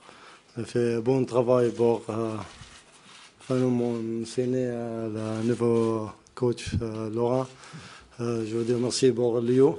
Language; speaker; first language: French; non-native, learner; Arabic